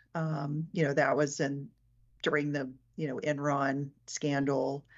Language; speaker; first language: English; native; English